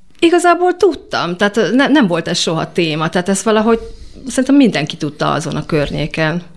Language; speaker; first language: Hungarian; native; Hungarian